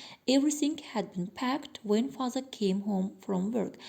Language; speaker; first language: English; non-native, fluent; Azerbaijani